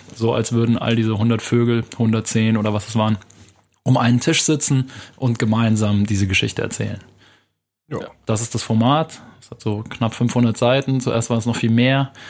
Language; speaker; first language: German; native; German